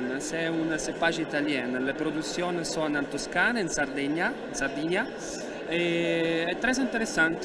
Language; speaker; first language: French; non-native, learner; Italian